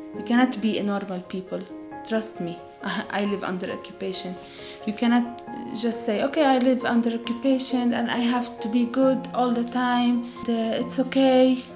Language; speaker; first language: English; non-native, fluent; Arabic